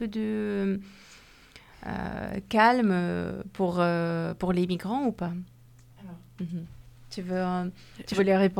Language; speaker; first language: French; non-native, fluent; Persian